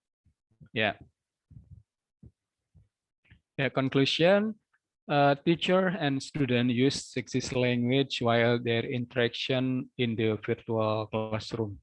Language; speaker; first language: English; non-native, local second language; Indonesian